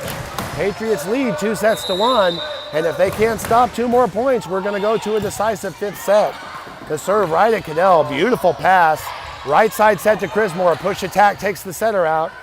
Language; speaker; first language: English; native; English